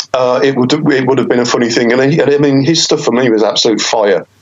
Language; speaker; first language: English; native; English